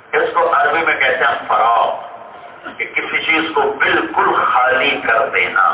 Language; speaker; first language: Urdu; non-native, local second language; Punjabi